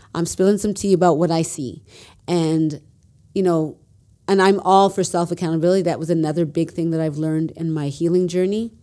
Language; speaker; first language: English; native; English